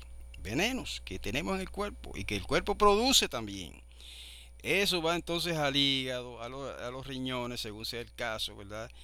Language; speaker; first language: Spanish; native; Spanish